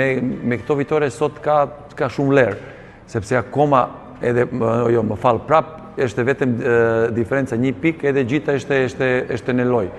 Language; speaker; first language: Albanian; non-native, learner; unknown